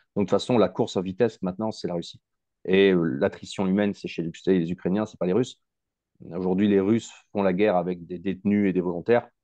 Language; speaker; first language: French; native; French